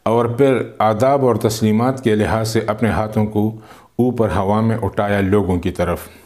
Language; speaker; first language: Urdu; non-native, local second language; Pashto